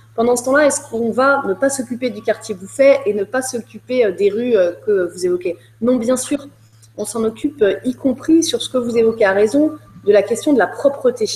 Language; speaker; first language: French; native; French